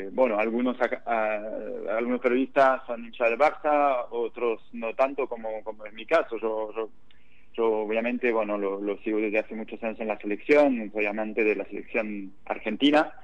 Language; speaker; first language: Spanish; non-native, fluent; French